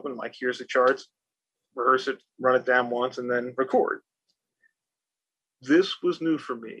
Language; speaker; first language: English; native; English